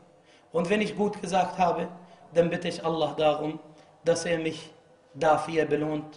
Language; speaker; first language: German; non-native, fluent; Arabic